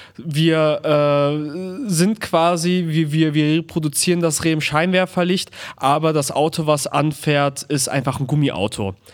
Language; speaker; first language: German; early bilingual, other home language; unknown